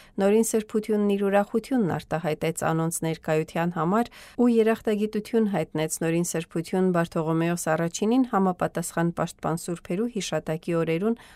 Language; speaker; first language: Armenian; native; Armenian